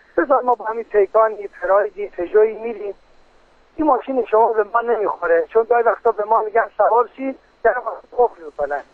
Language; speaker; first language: Persian; native; Persian